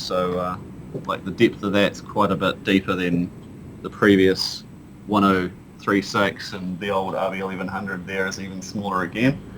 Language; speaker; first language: English; native; English